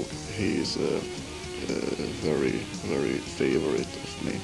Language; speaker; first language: English; non-native, learner; Hungarian